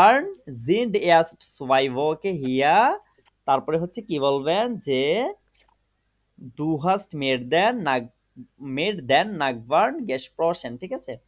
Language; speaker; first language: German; non-native, fluent; Bangla